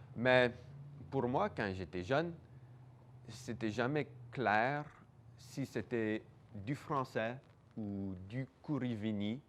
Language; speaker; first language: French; non-native, local second language; English